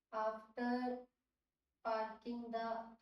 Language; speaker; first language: English; non-native, learner; Hindi